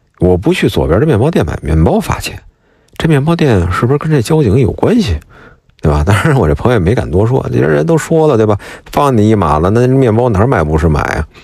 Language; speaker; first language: Chinese; native; Chinese